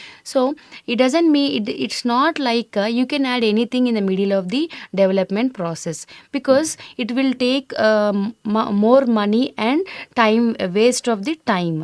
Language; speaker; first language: English; non-native, local second language; Telugu